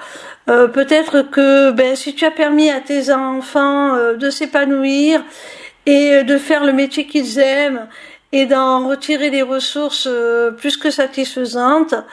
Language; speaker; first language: French; native; French